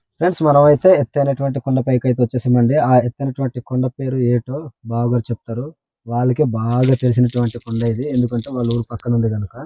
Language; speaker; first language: Telugu; non-native, local second language; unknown